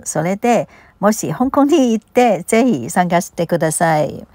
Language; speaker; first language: Japanese; non-native, learner; Cantonese